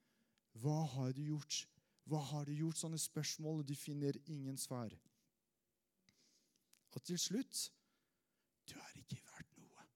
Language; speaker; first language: Norwegian; non-native, fluent; French